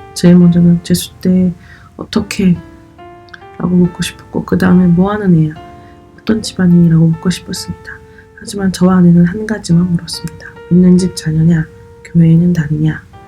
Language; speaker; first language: Korean; native; Korean